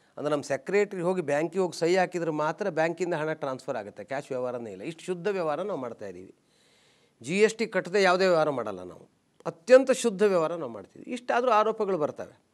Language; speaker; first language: Kannada; native; Kannada